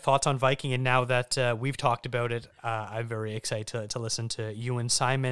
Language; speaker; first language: English; native; English